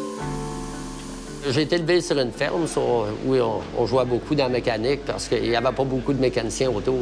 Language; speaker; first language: French; native; French